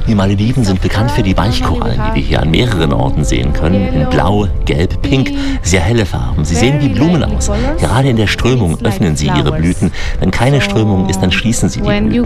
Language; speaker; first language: German; native; German